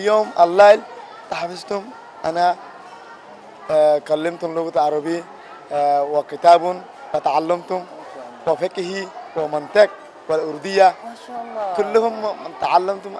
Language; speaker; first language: Arabic; non-native, learner; Rohingya